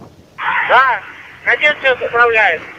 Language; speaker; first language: Russian; native; Russian